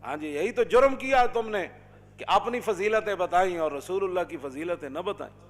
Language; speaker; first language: Urdu; non-native, local second language; Punjabi